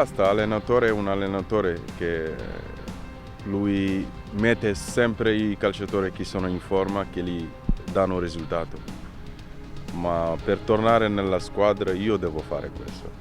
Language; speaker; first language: Italian; non-native, fluent; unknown